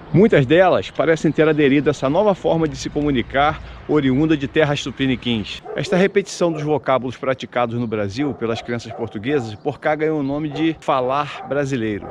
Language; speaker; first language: Portuguese; native; Portuguese